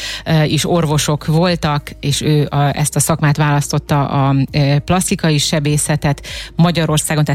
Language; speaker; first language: Hungarian; native; Hungarian